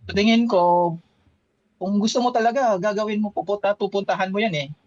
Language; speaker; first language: Filipino; non-native, local second language; Bikol